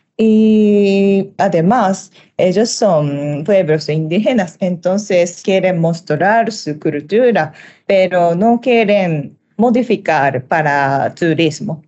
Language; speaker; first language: Spanish; non-native, learner; Japanese